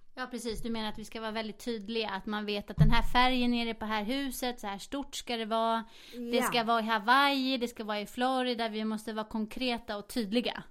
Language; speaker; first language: Swedish; native; Swedish